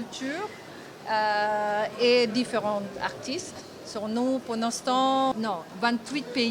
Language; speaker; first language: French; non-native, fluent; Japanese